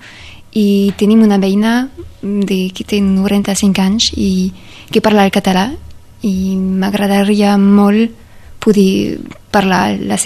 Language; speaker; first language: Catalan; non-native, learner; German